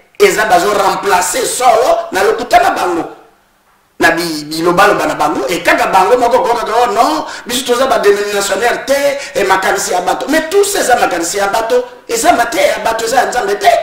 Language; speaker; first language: Lingala; native; Lingala